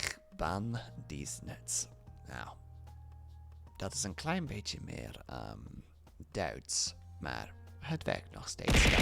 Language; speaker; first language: Dutch; non-native, learner; English